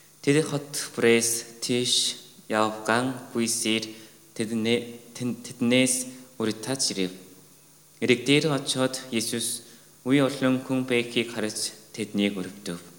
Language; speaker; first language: Mongolian; non-native, fluent; Korean